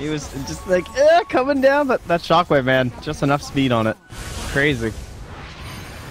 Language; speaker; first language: English; native; English